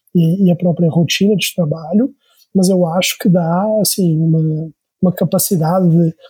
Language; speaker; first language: Portuguese; native; Portuguese